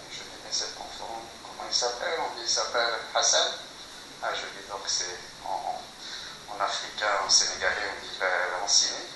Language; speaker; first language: French; non-native, local second language; Kabyle